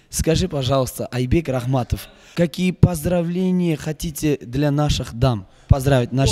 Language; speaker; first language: Russian; non-native, local second language; Uzbek